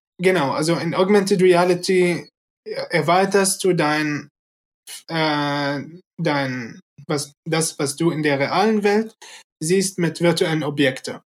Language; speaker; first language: German; early bilingual, other home language; Arabic